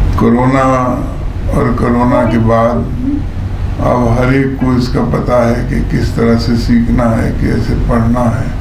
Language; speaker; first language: Urdu; native; Urdu